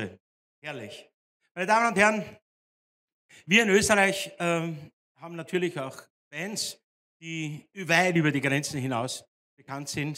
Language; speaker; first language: German; native; German